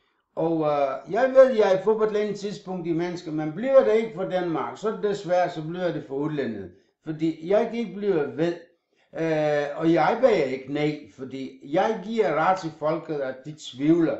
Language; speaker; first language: Danish; non-native, fluent; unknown